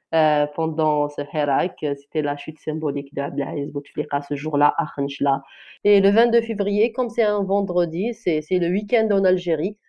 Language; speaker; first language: French; non-native, local second language; Kabyle